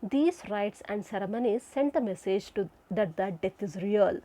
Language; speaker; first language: English; non-native, local second language; Kannada